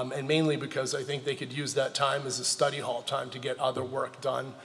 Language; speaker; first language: English; native; English